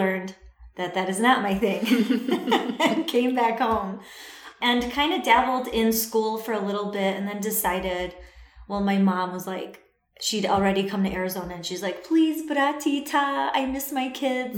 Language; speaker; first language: English; early bilingual, other home language; Assyrian Neo-Aramaic